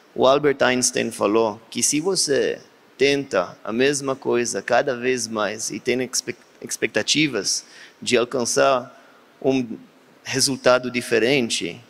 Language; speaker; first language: Portuguese; non-native, fluent; Hebrew